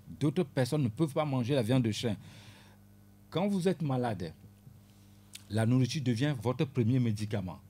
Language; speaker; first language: French; non-native, local second language; Ewe